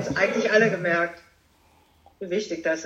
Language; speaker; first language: German; native; German